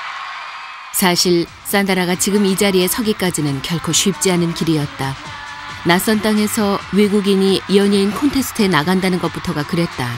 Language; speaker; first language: Korean; native; Korean